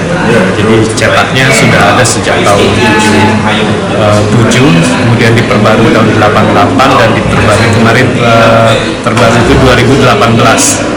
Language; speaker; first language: Indonesian; native; Indonesian